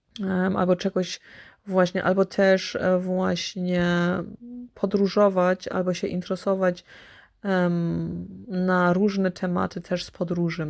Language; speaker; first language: Polish; early bilingual, heritage; Polish